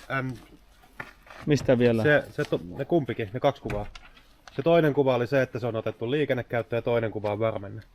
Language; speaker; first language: Finnish; non-native, learner; Bangla